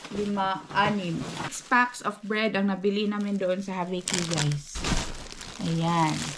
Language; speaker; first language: Filipino; native; Filipino